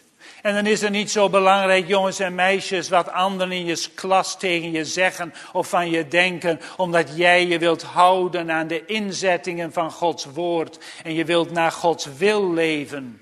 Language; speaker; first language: Dutch; native; Dutch